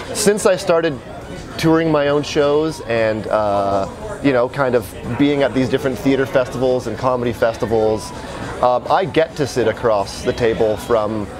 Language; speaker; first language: English; native; English